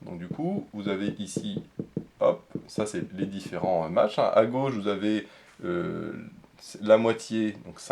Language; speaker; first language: French; native; French